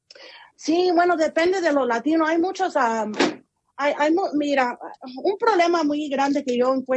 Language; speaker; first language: Spanish; early bilingual, heritage; Spanish